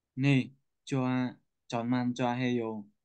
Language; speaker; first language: Korean; non-native, learner; Vietnamese